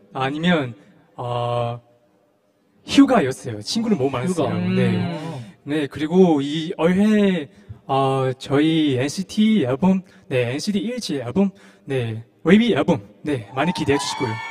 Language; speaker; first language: Korean; non-native, learner; Chinese